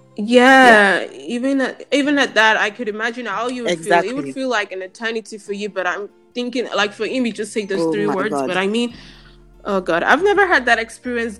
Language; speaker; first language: English; non-native, local second language; Yoruba